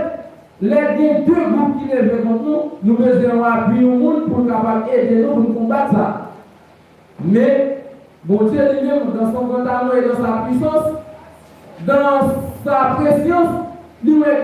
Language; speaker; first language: French; non-native, local second language; Haitian Creole